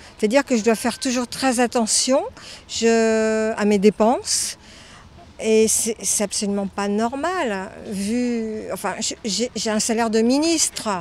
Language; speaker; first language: French; native; French